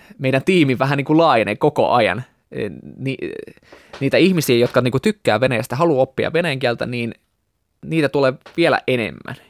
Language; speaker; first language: Finnish; non-native, fluent; Russian